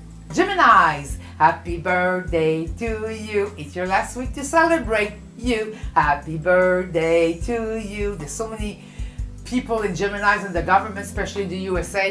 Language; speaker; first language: English; non-native, fluent; French